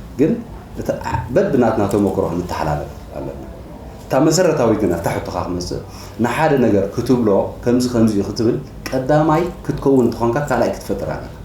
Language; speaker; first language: Tigrinya; native; Tigrinya